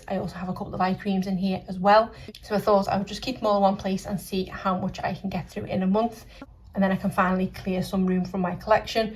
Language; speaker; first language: English; native; English